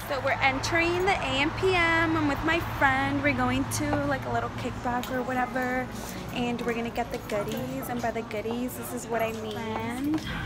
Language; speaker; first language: English; early bilingual, other home language; Spanish